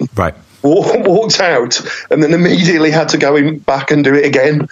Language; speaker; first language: English; native; English